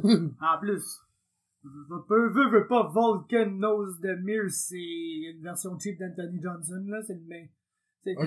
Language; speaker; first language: French; native; French